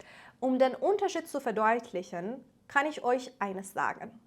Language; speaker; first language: German; non-native, fluent; Persian